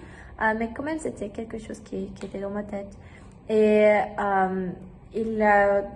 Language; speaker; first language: French; non-native, learner; German